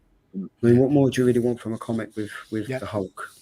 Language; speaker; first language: English; native; English